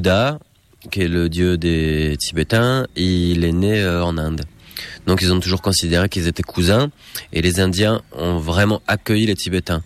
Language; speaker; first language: French; native; French